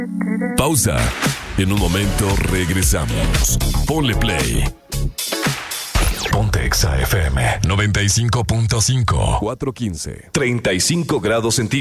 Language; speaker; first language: Spanish; native; Spanish